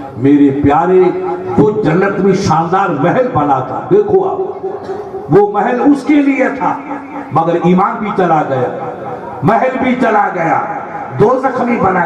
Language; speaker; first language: Urdu; non-native, local second language; Sindhi